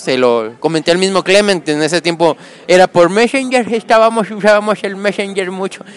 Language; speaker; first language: Spanish; native; Spanish